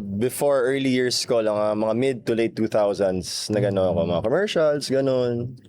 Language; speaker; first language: Filipino; native; Filipino